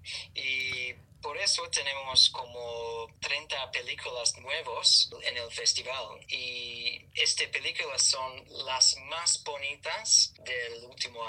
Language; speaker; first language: Spanish; non-native, learner; English